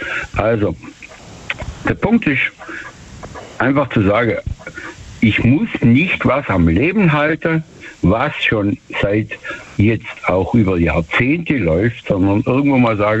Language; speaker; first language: German; native; German